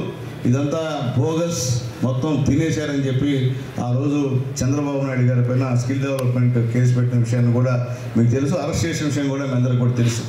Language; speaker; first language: Telugu; native; Telugu